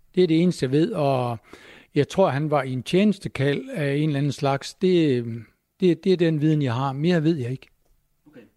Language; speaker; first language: Danish; native; Danish